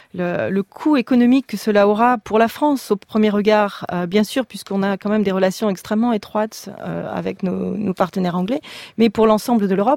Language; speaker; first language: French; native; French